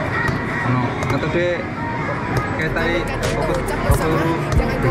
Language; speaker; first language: Japanese; non-native, learner; Indonesian